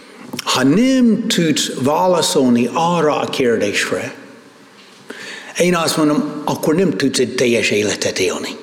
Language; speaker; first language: Hungarian; non-native, fluent; English